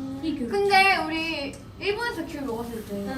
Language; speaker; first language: Korean; non-native, fluent; Japanese